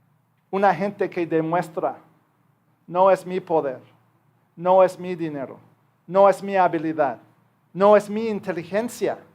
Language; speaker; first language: Spanish; non-native, fluent; English